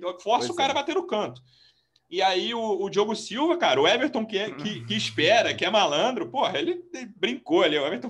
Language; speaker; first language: Portuguese; native; Portuguese